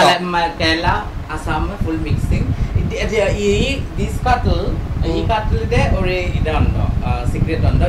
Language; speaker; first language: Malayalam; non-native, learner; Assamese